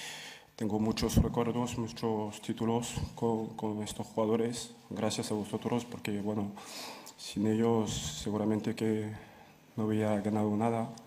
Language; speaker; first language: Spanish; non-native, fluent; French